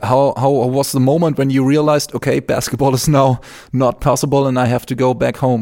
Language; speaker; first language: English; non-native, fluent; German